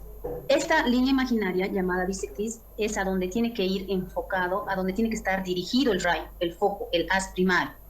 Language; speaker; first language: Spanish; native; Spanish